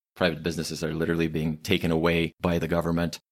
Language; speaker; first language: English; early bilingual, other home language; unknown